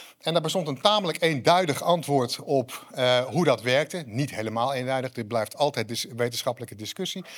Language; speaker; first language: Dutch; native; Dutch